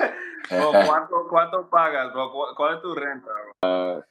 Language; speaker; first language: Spanish; non-native, learner; English